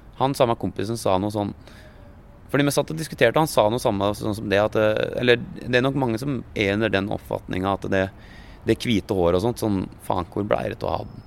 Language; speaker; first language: Norwegian; native; Norwegian